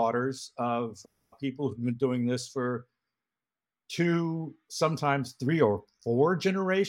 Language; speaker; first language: English; native; English